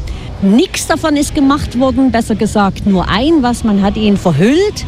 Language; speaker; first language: German; native; German